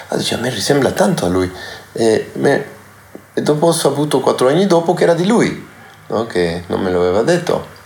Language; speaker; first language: Italian; non-native, learner; Spanish